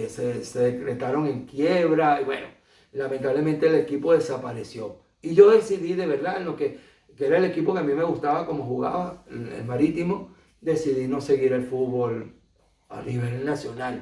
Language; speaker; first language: Spanish; native; Spanish